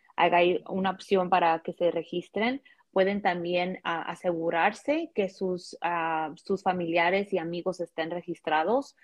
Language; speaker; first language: Spanish; early bilingual, heritage; Spanish